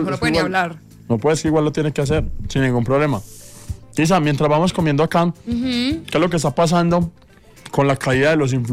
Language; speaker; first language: Spanish; native; Spanish